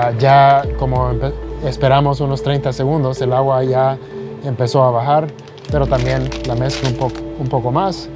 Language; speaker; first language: Spanish; early bilingual, heritage; Spanish